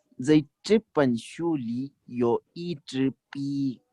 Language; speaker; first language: Chinese; non-native, fluent; Hindi